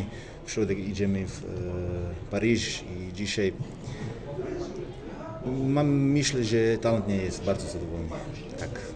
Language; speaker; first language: Polish; non-native, learner; Croatian